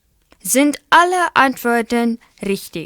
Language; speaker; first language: German; non-native, learner; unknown